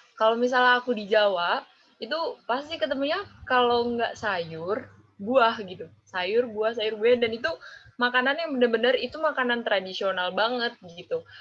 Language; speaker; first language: Indonesian; non-native, local second language; Javanese